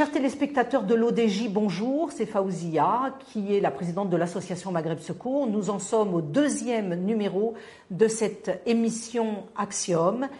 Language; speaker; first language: French; non-native, local second language; Arabic